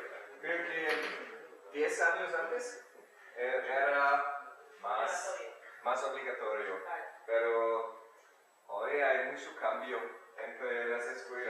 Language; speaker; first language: Spanish; non-native, learner; German